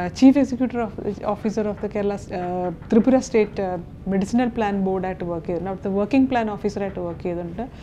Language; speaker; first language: Malayalam; native; Malayalam